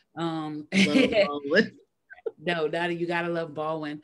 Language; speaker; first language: English; native; English